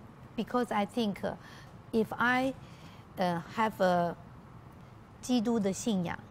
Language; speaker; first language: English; non-native, learner; Chinese